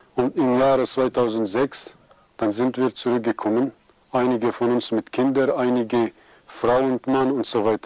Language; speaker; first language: German; non-native, fluent; Aramaic